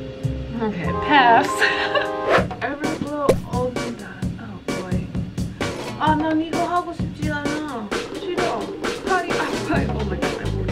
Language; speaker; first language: Korean; non-native, fluent; English